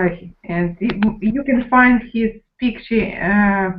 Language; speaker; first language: English; non-native, learner; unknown